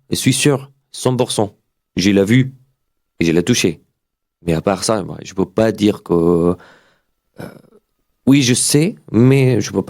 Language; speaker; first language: French; non-native, learner; Arabic